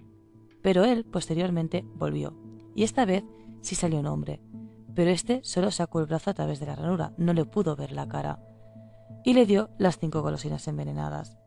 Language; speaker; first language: Spanish; native; Spanish